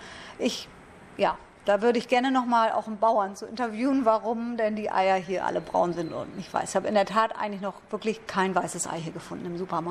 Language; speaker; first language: German; native; German